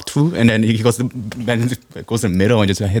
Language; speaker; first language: English; non-native, fluent; Korean